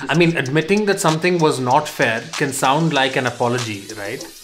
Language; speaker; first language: English; non-native, local second language; Hindi